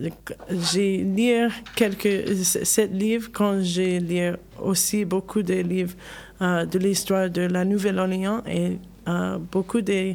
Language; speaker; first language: French; non-native, learner; English